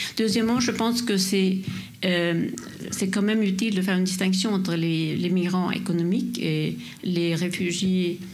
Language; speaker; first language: French; non-native, fluent; Swedish